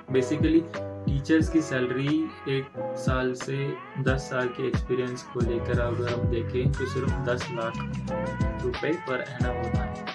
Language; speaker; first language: Hindi; non-native, local second language; Marathi